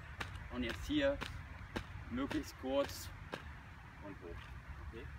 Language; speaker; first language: German; native; German